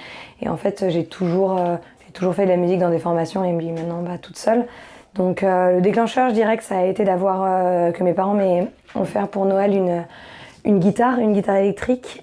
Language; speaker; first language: French; native; French